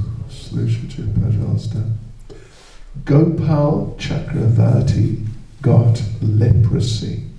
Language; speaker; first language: Russian; non-native, learner; English